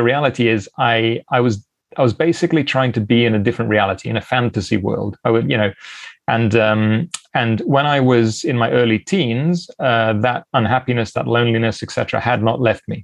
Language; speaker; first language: English; native; English